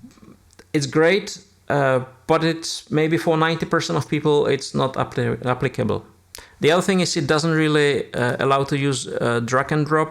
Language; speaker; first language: English; non-native, fluent; Czech